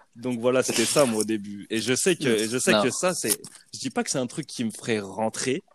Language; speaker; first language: French; native; French